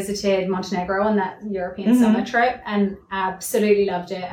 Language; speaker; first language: English; native; English